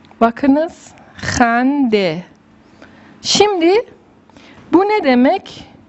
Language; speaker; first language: Turkish; non-native, fluent; Persian